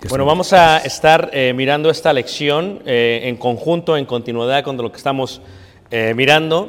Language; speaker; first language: Spanish; native; Spanish